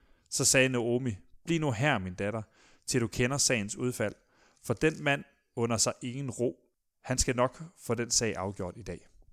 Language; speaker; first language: Danish; native; Danish